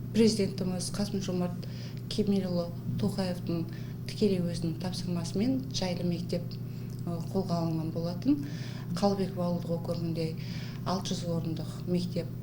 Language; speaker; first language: Kazakh; native; Kazakh